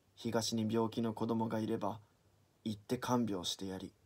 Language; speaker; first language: Japanese; native; Japanese